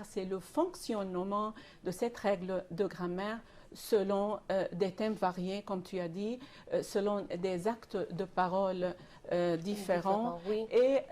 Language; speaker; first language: French; non-native, fluent; Arabic